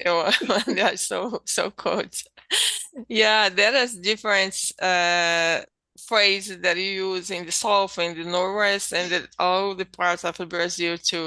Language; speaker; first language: English; non-native, learner; Portuguese